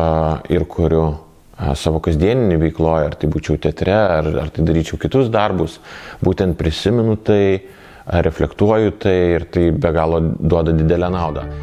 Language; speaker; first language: Lithuanian; native; Lithuanian